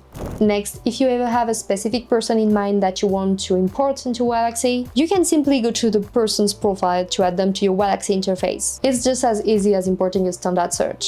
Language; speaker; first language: English; non-native, fluent; French